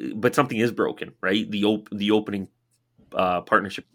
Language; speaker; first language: English; native; English